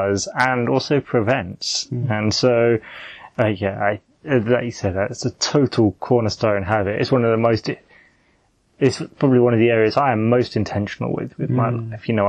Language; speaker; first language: English; native; English